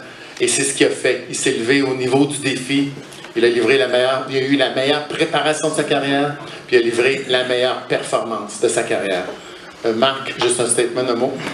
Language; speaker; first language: French; native; French